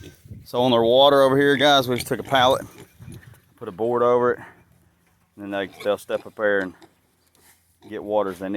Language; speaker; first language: English; native; English